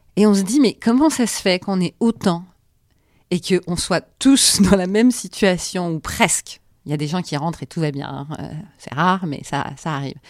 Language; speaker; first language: French; native; French